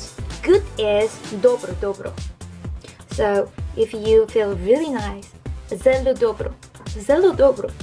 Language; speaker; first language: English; non-native, fluent; Korean